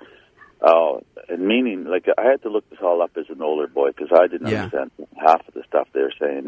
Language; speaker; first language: English; native; English